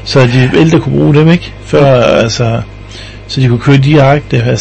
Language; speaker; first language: Danish; native; Danish